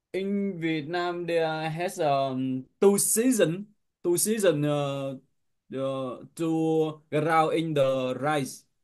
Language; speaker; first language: English; non-native, learner; Vietnamese